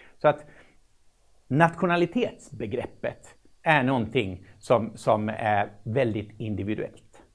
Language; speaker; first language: Swedish; native; Swedish